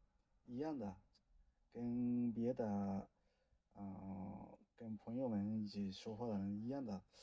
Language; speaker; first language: Chinese; non-native, learner; Japanese